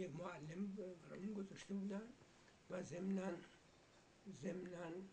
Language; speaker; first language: Persian; early bilingual, heritage; Persian